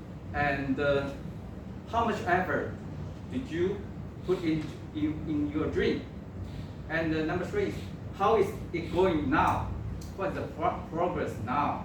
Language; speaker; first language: English; non-native, local second language; Chinese